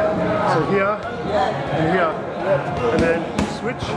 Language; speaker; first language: English; native; English